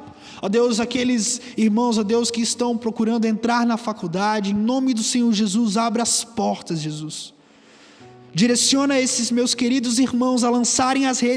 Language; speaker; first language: Portuguese; native; Portuguese